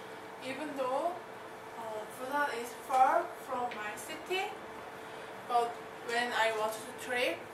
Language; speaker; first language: English; non-native, learner; Korean